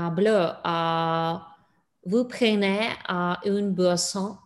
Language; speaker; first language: French; non-native, learner; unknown